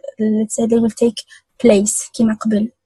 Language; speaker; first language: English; non-native, local second language; Arabic